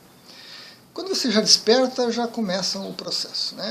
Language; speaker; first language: Portuguese; native; Portuguese